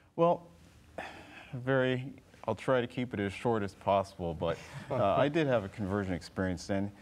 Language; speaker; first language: English; native; English